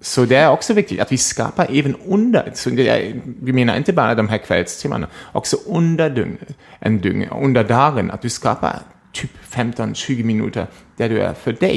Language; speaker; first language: Swedish; non-native, fluent; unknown